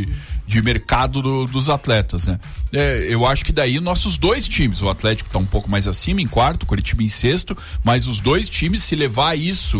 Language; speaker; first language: Portuguese; native; Portuguese